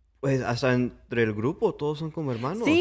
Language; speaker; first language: Spanish; early bilingual, heritage; English